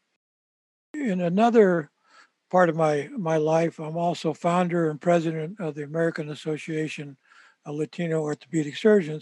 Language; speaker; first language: English; native; English